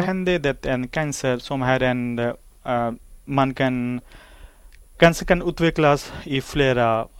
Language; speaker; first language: Swedish; non-native, learner; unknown